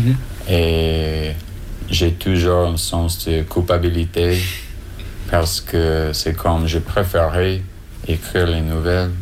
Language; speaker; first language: French; non-native, learner; English